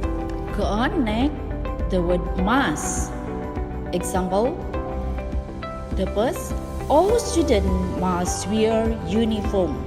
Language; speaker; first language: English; non-native, learner; Indonesian